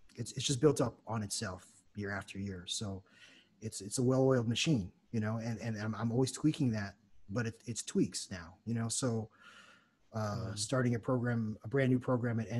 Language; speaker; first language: English; native; English